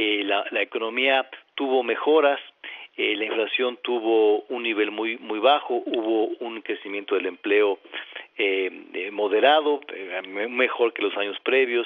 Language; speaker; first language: Spanish; native; Spanish